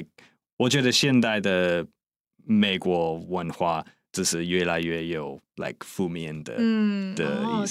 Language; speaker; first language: Chinese; non-native, fluent; English